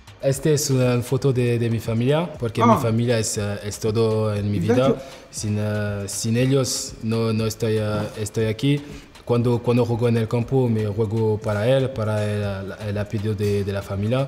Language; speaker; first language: Spanish; non-native, learner; French